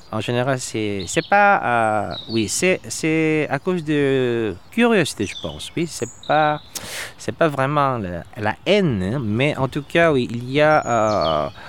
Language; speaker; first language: French; non-native, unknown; Korean